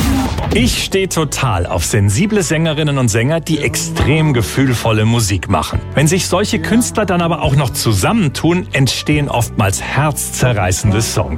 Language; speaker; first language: German; native; German